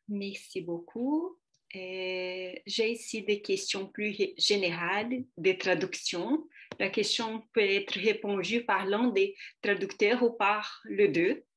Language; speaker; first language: French; non-native, fluent; Portuguese